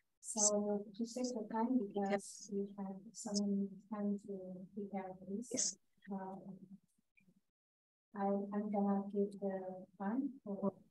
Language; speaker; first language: English; non-native, fluent; Indonesian